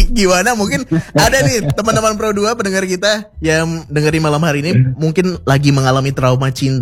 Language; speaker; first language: Indonesian; native; Indonesian